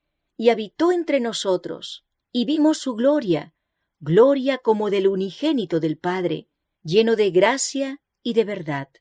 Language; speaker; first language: Spanish; native; Spanish